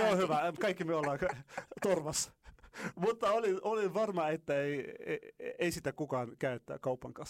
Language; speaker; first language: Finnish; non-native, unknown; Arabic